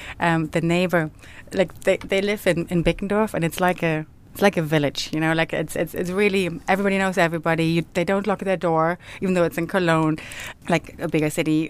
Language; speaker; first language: English; non-native, fluent; German